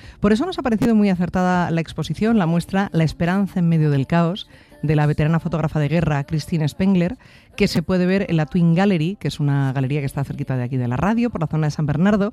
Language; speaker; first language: Spanish; native; Spanish